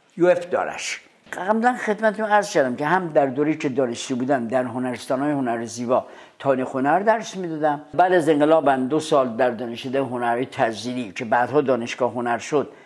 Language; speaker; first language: Persian; native; Persian